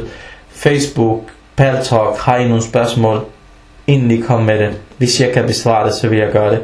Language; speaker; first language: Danish; early bilingual, other home language; Arabic